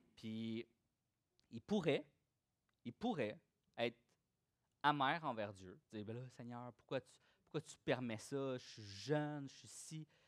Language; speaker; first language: French; native; French